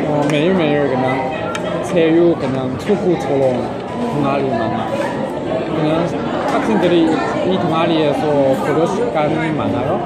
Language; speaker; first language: Korean; non-native, learner; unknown